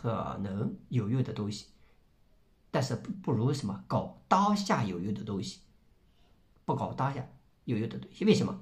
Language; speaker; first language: Chinese; native; Chinese